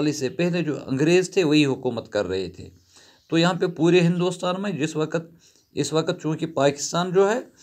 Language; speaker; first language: Urdu; non-native, local second language; Kashmiri